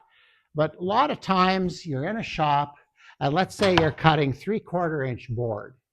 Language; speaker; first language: English; native; English